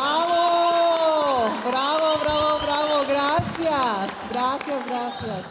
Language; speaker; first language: Spanish; native; Spanish